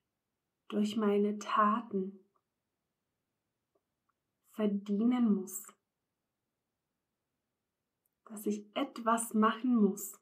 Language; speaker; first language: German; non-native, fluent; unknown